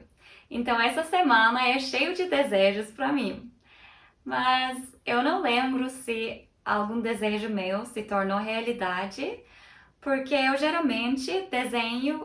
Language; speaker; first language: Portuguese; non-native, fluent; Turkish